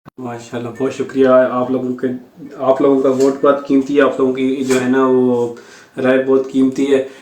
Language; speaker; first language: Urdu; non-native, local second language; Punjabi